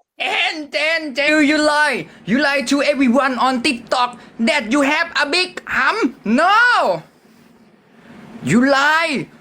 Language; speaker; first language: English; non-native, learner; Thai